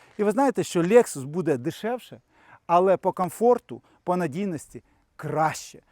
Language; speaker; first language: Ukrainian; non-native, local second language; Russian